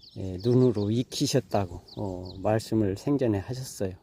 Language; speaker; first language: Korean; native; Korean